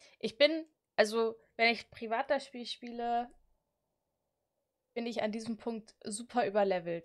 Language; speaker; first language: German; native; German